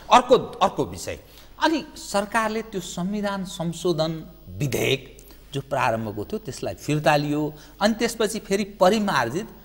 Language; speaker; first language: Nepali; native; Nepali